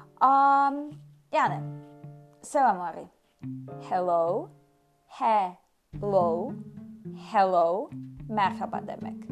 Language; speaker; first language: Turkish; non-native, learner; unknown